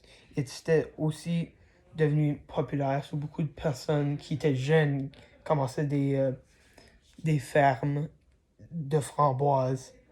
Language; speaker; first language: French; non-native, learner; English